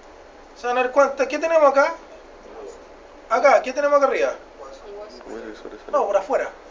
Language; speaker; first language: Spanish; native; Spanish